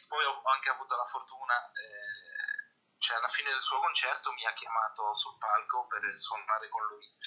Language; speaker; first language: Italian; early bilingual, heritage; Italian